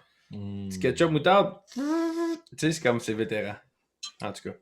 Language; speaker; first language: French; native; French